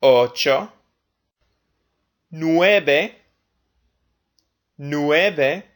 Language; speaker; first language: Spanish; non-native, fluent; English